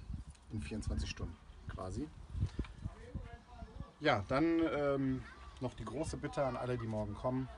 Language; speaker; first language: German; native; German